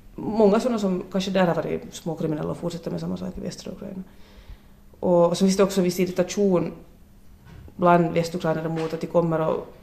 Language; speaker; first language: Swedish; native; Swedish